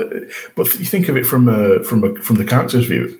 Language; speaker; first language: English; native; English